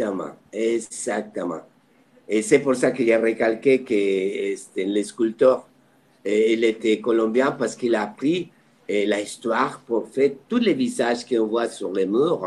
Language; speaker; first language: French; non-native, fluent; Spanish